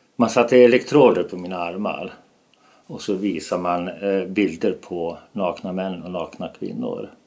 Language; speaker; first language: Swedish; native; Swedish